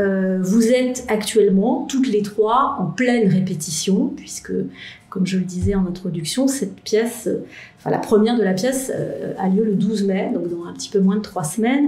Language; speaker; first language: French; native; French